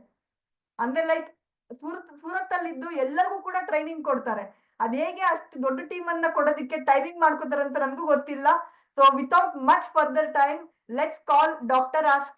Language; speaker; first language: Kannada; native; Kannada